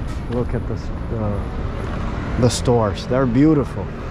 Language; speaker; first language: English; non-native, fluent; Portuguese